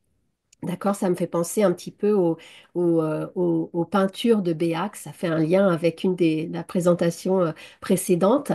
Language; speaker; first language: French; native; French